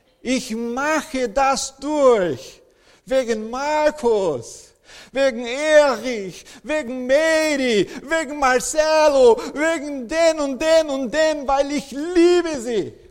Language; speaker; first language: German; non-native, fluent; Portuguese